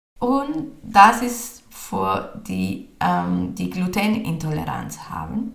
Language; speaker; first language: German; non-native, fluent; Spanish